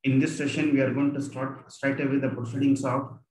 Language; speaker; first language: English; non-native, local second language; Kannada